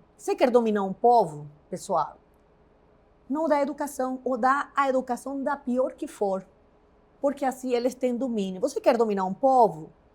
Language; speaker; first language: Portuguese; non-native, fluent; Spanish